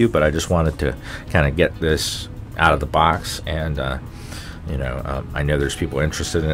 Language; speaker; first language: English; native; English